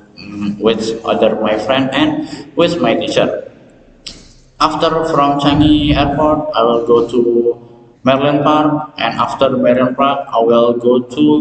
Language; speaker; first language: English; non-native, learner; Indonesian